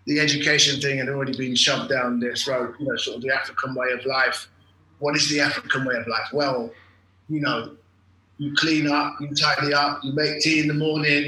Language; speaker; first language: English; native; English